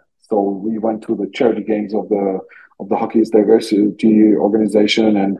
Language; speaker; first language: English; non-native, fluent; German